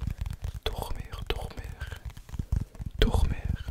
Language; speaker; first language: Spanish; non-native, learner; English